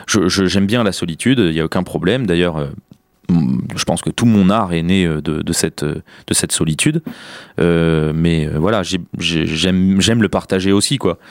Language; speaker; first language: French; native; French